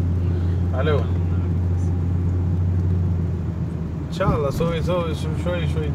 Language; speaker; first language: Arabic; non-native, learner; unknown